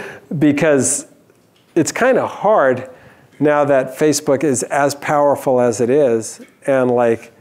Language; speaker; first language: English; native; English